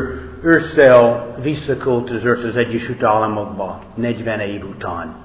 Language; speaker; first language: Hungarian; non-native, fluent; English